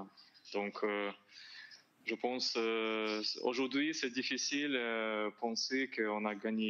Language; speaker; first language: French; non-native, learner; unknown